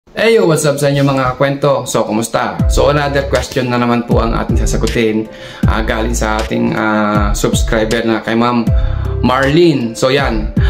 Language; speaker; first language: Filipino; native; Filipino